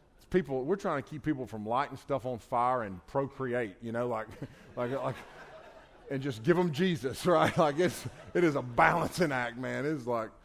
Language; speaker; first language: English; native; English